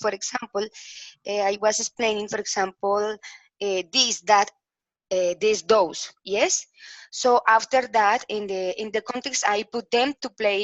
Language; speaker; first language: English; non-native, learner; Spanish